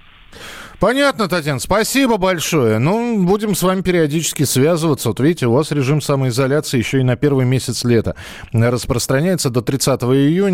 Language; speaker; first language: Russian; native; Russian